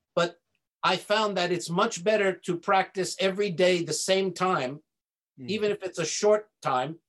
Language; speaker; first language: English; native; English